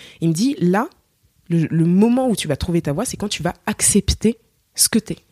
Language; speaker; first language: French; native; French